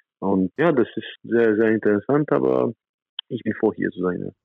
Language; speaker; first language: German; non-native, fluent; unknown